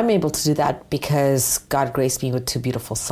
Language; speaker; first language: English; native; English